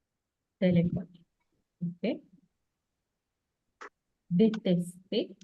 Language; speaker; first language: French; non-native, fluent; English